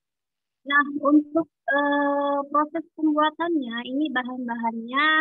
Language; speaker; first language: Indonesian; native; Indonesian